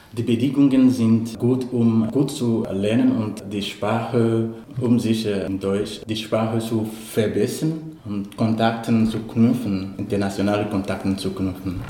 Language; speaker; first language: German; non-native, learner; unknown